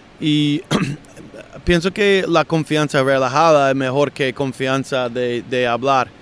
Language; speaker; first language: Spanish; non-native, learner; English